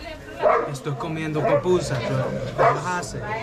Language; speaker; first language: Spanish; non-native, learner; English